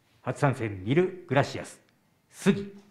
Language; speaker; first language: Japanese; native; Japanese